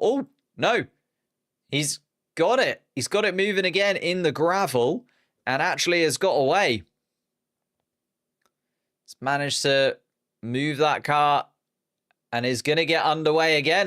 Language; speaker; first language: English; native; English